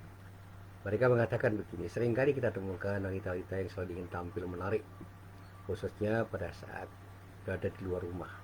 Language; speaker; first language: Indonesian; native; Indonesian